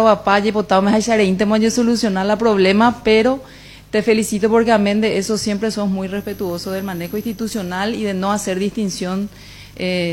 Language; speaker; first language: Spanish; native; Spanish